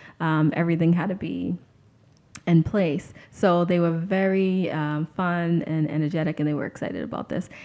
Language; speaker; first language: English; native; English